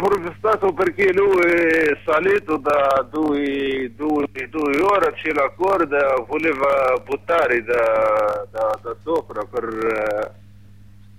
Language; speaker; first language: Italian; non-native, learner; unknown